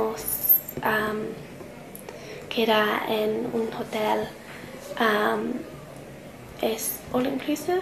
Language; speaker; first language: Spanish; non-native, learner; English